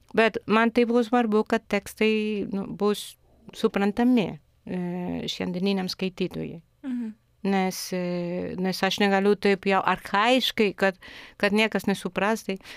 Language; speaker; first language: Lithuanian; non-native, fluent; Spanish